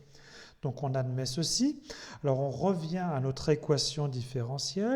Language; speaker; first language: French; native; French